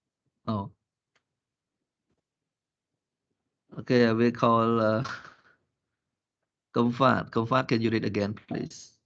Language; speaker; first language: English; non-native, fluent; Khmer